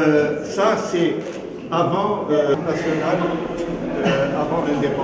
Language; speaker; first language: French; non-native, local second language; Arabic